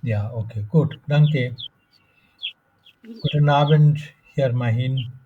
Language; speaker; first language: German; non-native, fluent; Bangla